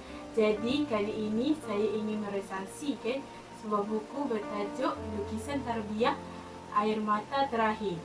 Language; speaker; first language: Malay; native; Malay